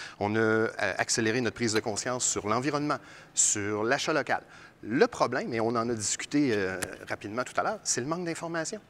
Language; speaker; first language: French; native; French